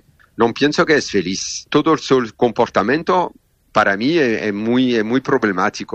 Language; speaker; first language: Spanish; non-native, learner; French